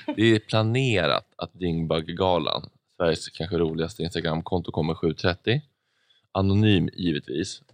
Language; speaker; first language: Swedish; native; Swedish